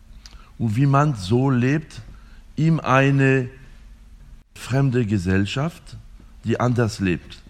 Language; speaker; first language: German; non-native, fluent; French